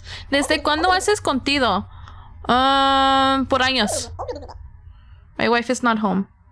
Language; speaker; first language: Spanish; early bilingual, heritage; Spanish